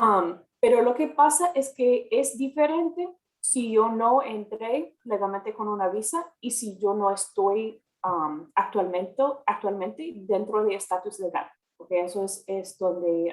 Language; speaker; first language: Spanish; non-native, fluent; English